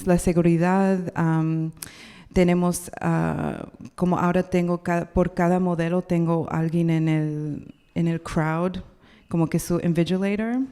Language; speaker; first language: Spanish; non-native, learner; English